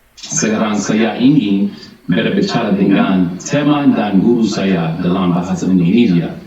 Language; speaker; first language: Indonesian; non-native, learner; English